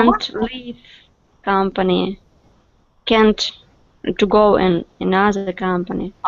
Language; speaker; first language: English; non-native, learner; Russian